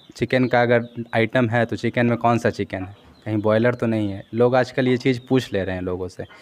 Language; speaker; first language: Hindi; native; Hindi